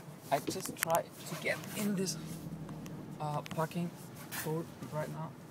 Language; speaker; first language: English; non-native, learner; German